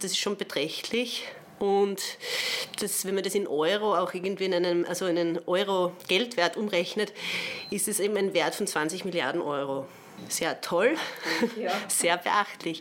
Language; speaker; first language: German; native; German